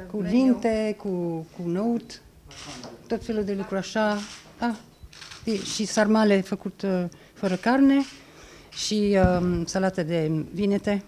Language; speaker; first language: Romanian; non-native, fluent; English